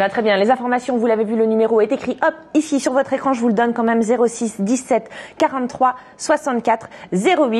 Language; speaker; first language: French; native; French